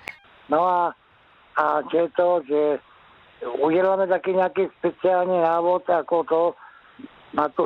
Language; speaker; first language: Czech; native; Czech